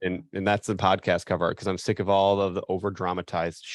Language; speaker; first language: English; native; English